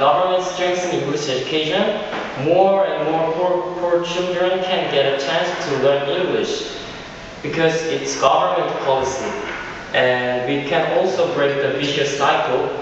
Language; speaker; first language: English; non-native, fluent; Korean